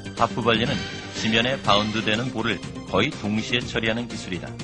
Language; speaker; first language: Korean; native; Korean